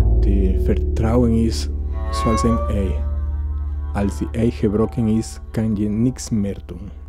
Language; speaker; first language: Dutch; non-native, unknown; Spanish